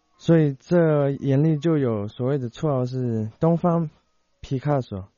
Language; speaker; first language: Chinese; early bilingual, heritage; Chinese